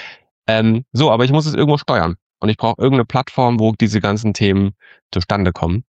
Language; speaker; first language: German; native; German